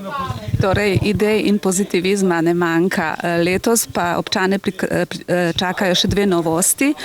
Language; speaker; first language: Slovenian; native; Slovenian